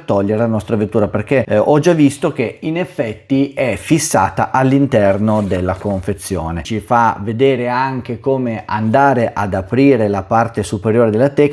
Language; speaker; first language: Italian; native; Italian